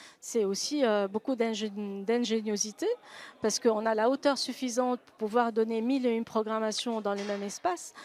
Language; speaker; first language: French; non-native, local second language; Arabic